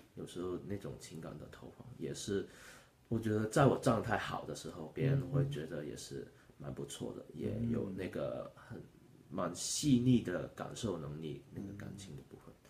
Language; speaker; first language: Chinese; non-native, local second language; Cantonese